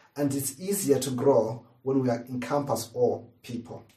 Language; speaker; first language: English; non-native, local second language; Shona